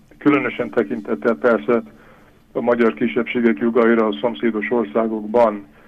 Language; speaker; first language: Hungarian; early bilingual, heritage; Hungarian